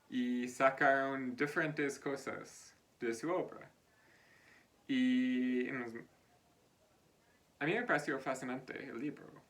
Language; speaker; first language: Spanish; non-native, fluent; English